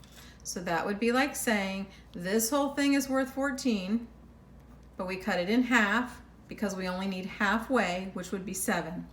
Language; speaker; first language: English; native; English